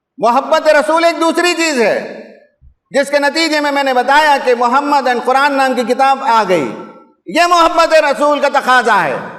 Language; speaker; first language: Urdu; native; Urdu